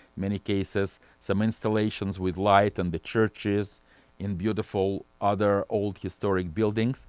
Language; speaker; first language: English; non-native, fluent; Russian